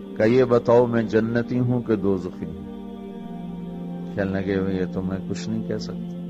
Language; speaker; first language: Urdu; non-native, local second language; Punjabi